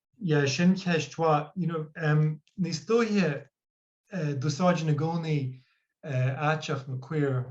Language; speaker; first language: Irish; non-native, local second language; English